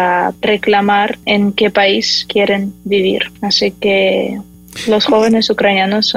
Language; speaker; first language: Spanish; non-native, fluent; Ukrainian